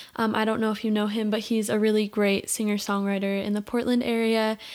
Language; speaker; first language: English; native; English